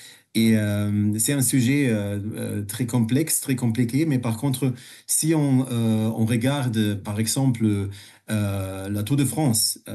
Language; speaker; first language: French; non-native, fluent; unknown